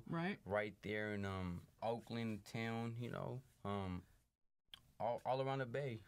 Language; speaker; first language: English; native; English